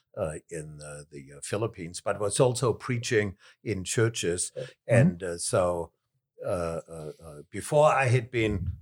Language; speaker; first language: English; non-native, fluent; German